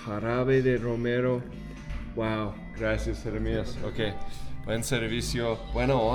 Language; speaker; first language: Spanish; non-native, fluent; English